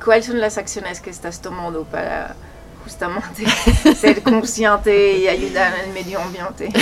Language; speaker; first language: Spanish; non-native, fluent; French